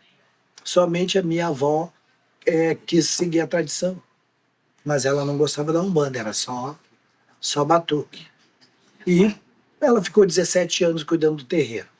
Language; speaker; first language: Portuguese; native; Portuguese